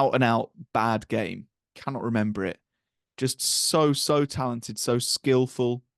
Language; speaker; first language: English; native; English